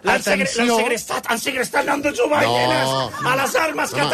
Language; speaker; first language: Catalan; native; Catalan